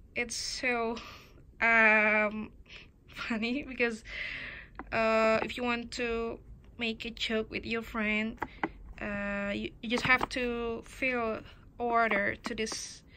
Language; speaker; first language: English; non-native, learner; Indonesian